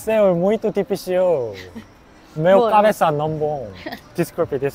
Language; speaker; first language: Portuguese; non-native, learner; Korean